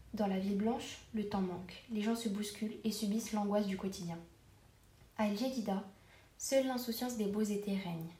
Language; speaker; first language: French; non-native, local second language; Arabic